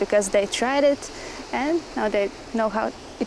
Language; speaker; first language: English; non-native, fluent; Latvian